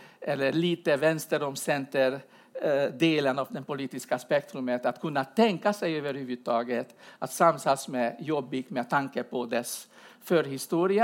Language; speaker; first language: Swedish; non-native, fluent; Hungarian